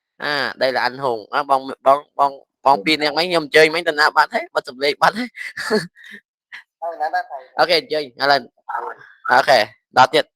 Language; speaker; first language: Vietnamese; non-native, fluent; Khmer